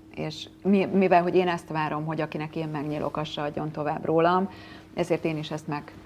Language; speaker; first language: Hungarian; native; Hungarian